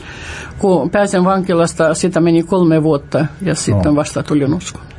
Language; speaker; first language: Finnish; non-native, fluent; Russian